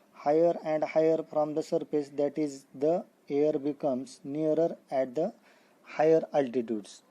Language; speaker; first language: English; non-native, local second language; Marathi